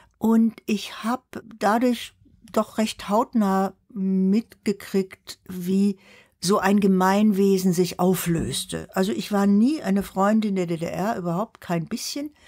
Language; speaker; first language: German; native; German